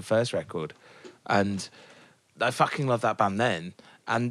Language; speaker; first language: English; native; English